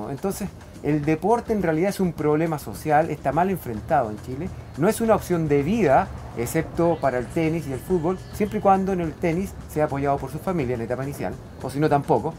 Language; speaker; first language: Spanish; native; Spanish